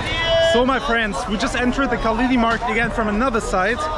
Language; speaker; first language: English; non-native, fluent; Turkish